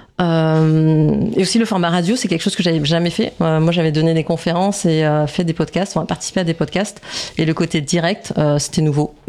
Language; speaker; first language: French; native; French